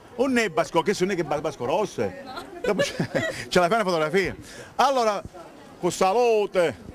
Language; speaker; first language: Italian; native; Italian